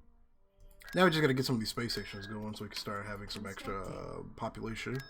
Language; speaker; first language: English; native; English